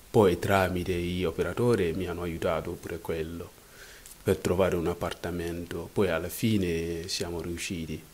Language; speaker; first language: Italian; non-native, fluent; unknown